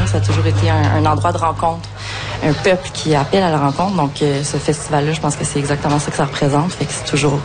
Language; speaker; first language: French; native; French